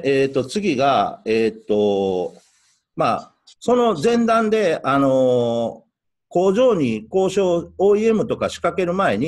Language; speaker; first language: Japanese; native; Japanese